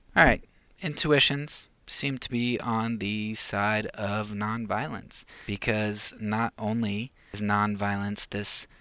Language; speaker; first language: English; native; English